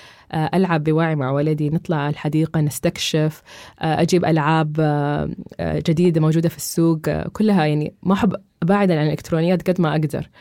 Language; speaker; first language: Arabic; native; Arabic